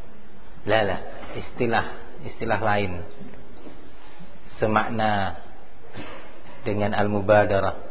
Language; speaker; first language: Indonesian; native; Indonesian